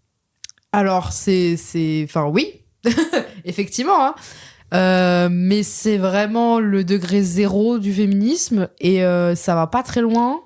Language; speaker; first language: French; native; French